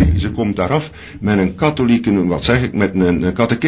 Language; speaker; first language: Dutch; native; Dutch